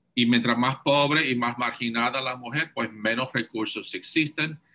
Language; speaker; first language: Spanish; non-native, fluent; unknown